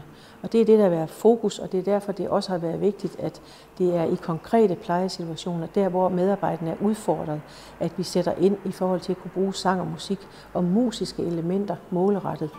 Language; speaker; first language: Danish; native; Danish